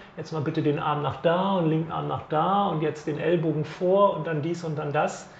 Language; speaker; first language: German; native; German